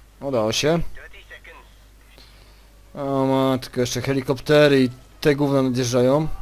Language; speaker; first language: Polish; native; Polish